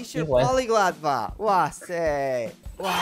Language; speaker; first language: Chinese; non-native, learner; Spanish